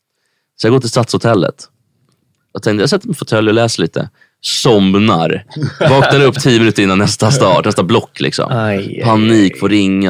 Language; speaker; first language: Swedish; native; Swedish